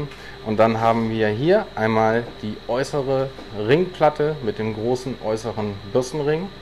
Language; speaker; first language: German; native; German